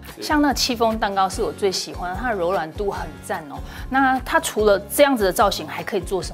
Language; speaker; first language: Chinese; native; Chinese